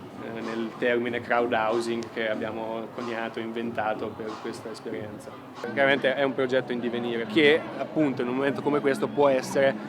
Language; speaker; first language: Italian; native; Italian